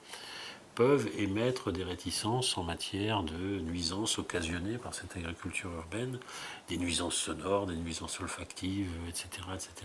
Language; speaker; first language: French; native; French